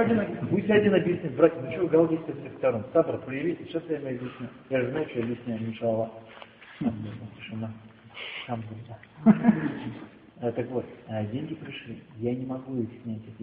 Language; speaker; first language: Russian; native; Russian